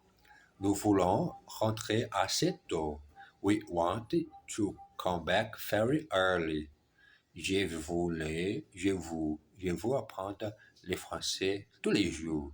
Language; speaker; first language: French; non-native, learner; German